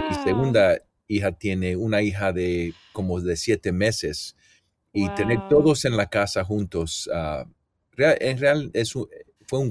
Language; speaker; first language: Spanish; early bilingual, heritage; Spanish